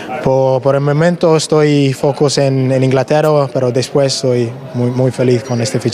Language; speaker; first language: Spanish; non-native, learner; English